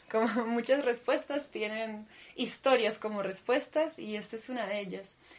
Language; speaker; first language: Spanish; early bilingual, other home language; Russian